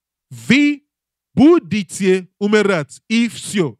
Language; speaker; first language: Russian; non-native, learner; English